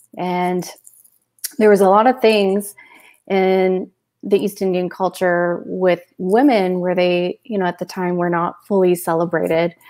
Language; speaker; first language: English; native; English